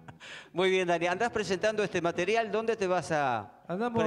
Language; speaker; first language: Spanish; native; Spanish